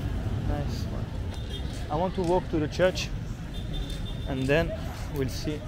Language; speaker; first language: English; non-native, fluent; French